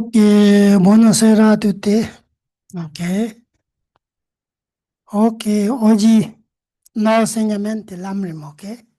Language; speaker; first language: Italian; non-native, learner; Tibetan